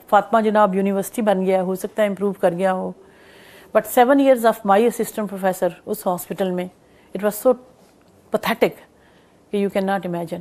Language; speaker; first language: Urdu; non-native, local second language; Punjabi